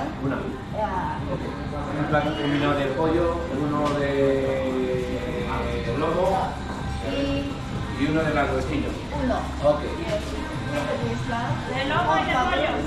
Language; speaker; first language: Spanish; non-native, learner; Korean